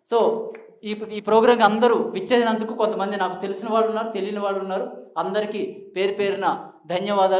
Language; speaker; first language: Telugu; native; Telugu